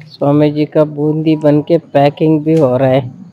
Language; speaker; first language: Hindi; non-native, local second language; Kannada